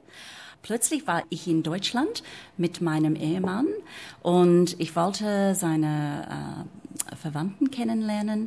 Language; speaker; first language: German; non-native, fluent; English